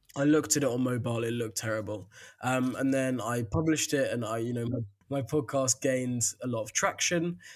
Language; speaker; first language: English; native; English